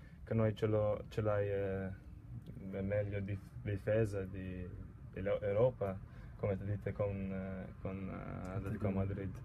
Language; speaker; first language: Italian; non-native, learner; Latvian